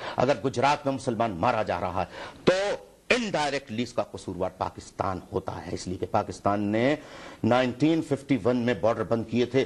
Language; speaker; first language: Urdu; native; Urdu